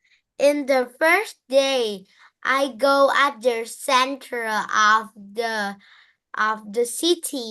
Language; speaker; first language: English; non-native, learner; Vietnamese